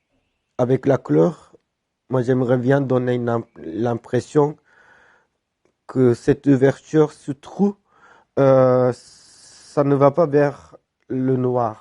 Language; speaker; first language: French; non-native, fluent; Japanese